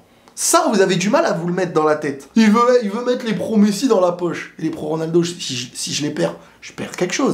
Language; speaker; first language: French; native; French